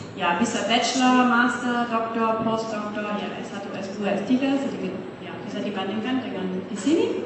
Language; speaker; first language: Indonesian; non-native, fluent; German